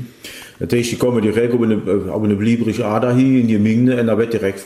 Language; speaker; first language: German; native; German